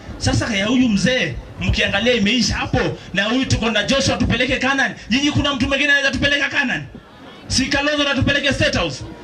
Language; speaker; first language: Swahili; native; Swahili